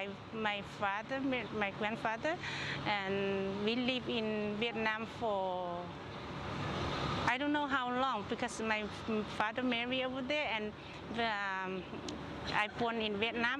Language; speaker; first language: English; non-native, learner; Cantonese